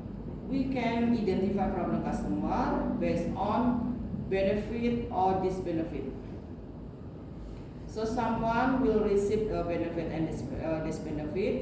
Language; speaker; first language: English; non-native, learner; Indonesian